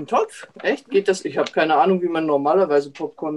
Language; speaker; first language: German; native; German